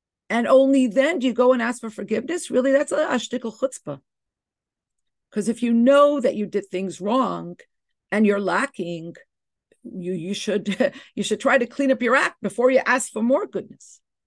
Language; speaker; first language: English; native; English